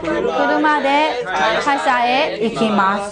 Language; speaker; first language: Japanese; non-native, fluent; Burmese